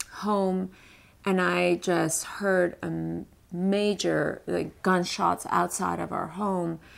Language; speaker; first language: English; early bilingual, other home language; Persian